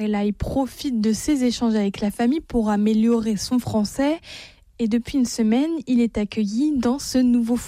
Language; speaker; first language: French; native; French